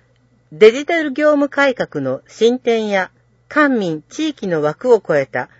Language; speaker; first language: Japanese; native; Japanese